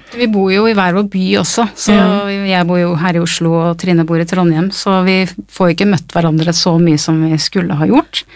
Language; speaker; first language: Norwegian; early bilingual, other home language; English